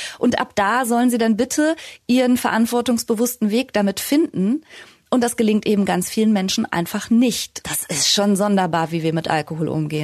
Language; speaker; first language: German; native; German